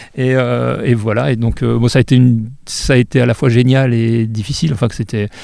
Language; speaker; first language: French; native; French